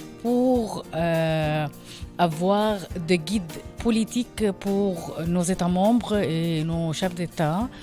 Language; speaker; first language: French; non-native, learner; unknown